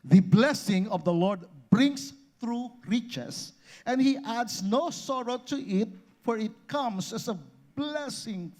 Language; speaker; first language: English; non-native, local second language; Filipino